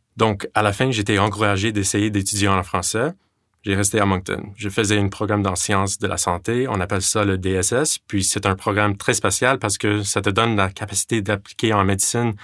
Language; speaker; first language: French; non-native, fluent; English